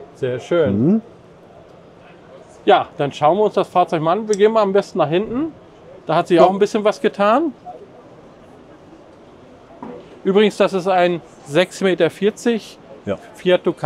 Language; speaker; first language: German; native; German